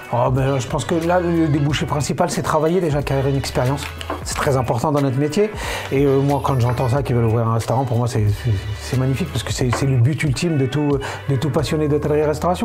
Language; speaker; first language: French; native; French